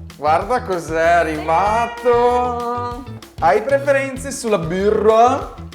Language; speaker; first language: Italian; native; Italian